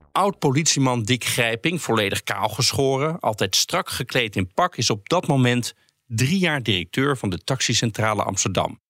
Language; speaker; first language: Dutch; native; Dutch